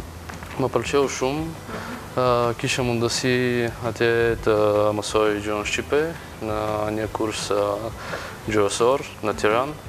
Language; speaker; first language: Albanian; non-native, learner; Bulgarian